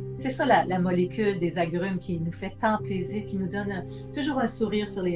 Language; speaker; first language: French; native; French